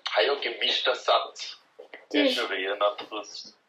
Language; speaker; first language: Chinese; non-native, learner; German